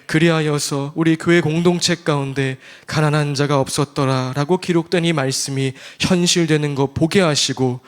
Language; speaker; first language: Korean; native; Korean